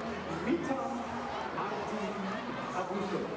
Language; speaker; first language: German; native; German